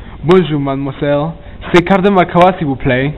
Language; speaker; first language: French; non-native, learner; English